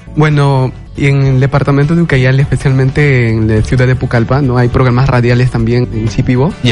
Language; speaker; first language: Spanish; non-native, local second language; Shipibo-Conibo